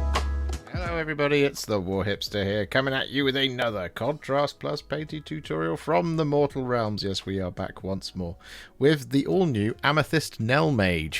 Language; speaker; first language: English; native; English